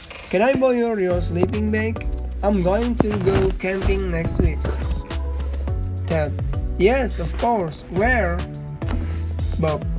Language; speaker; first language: English; non-native, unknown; Indonesian